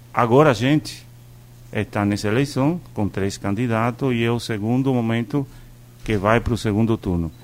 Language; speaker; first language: Portuguese; non-native, fluent; Spanish